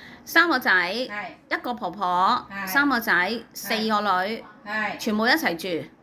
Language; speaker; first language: Cantonese; native; Cantonese